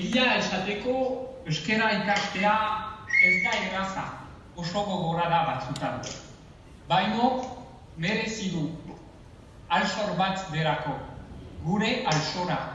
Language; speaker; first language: Basque; non-native, learner; French